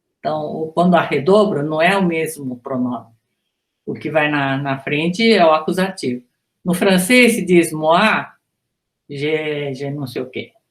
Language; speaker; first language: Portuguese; early bilingual, other home language; Japanese